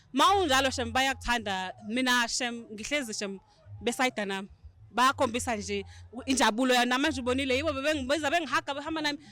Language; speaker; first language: Zulu; native; Zulu